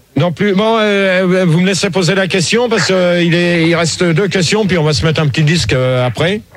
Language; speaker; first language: French; native; French